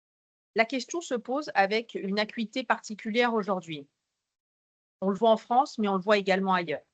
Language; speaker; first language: French; native; French